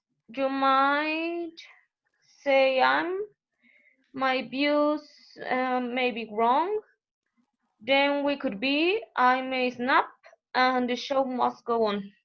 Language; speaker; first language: English; non-native, learner; Spanish